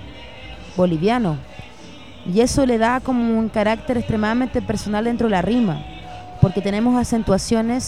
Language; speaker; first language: Spanish; early bilingual, heritage; Spanish